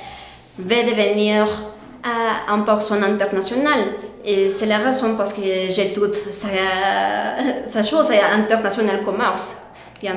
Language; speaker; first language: French; non-native, learner; Spanish